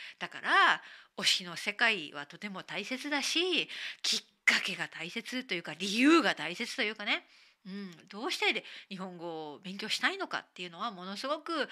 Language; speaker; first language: Japanese; native; Japanese